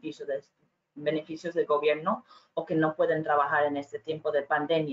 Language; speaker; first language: Spanish; non-native, fluent; English